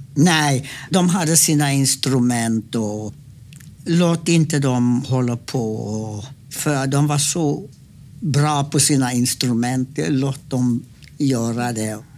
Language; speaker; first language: Swedish; non-native, fluent; English